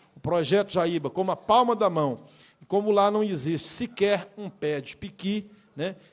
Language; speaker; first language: Portuguese; native; Portuguese